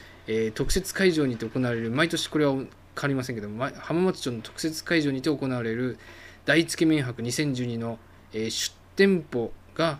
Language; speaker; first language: Japanese; native; Japanese